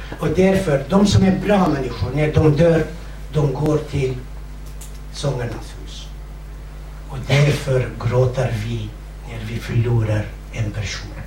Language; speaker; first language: Swedish; non-native, fluent; Kurdish